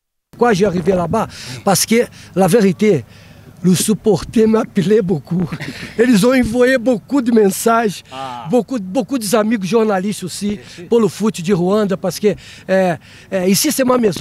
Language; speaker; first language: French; non-native, learner; Portuguese